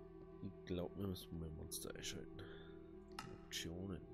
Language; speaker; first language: German; native; German